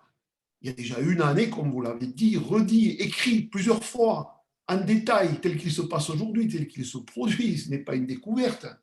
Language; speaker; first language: French; native; French